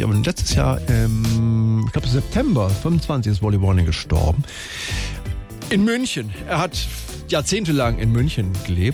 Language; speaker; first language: German; native; German